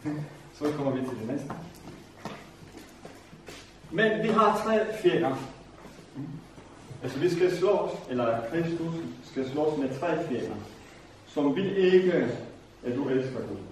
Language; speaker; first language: Danish; non-native, fluent; Vietnamese